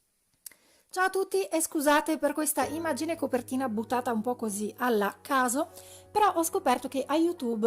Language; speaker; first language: Italian; native; Italian